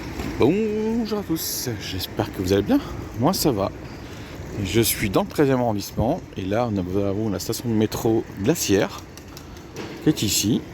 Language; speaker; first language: French; native; French